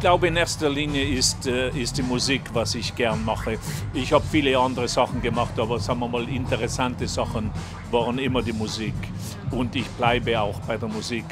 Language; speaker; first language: German; non-native, local second language; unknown